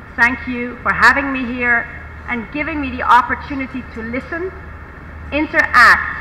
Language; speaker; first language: English; non-native, fluent; Dutch